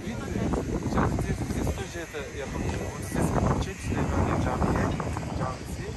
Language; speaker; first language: Russian; non-native, learner; Turkish